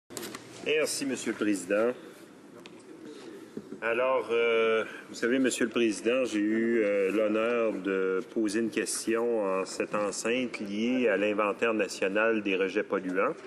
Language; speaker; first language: French; native; French